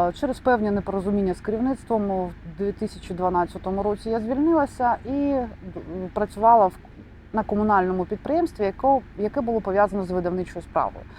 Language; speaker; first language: Ukrainian; non-native, local second language; Russian